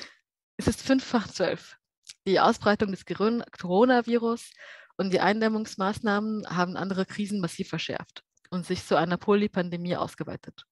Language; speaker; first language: German; native; German